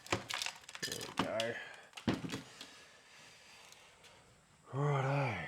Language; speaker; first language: English; native; English